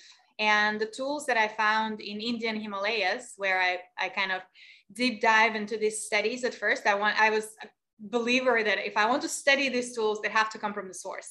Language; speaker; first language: English; non-native, fluent; Russian